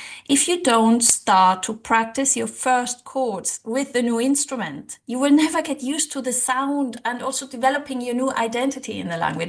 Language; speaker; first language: English; non-native, fluent; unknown